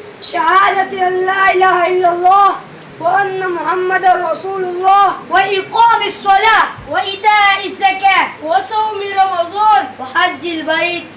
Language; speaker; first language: Arabic; non-native, learner; Urdu